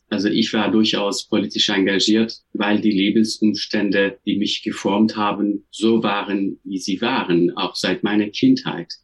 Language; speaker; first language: German; non-native, fluent; Turkish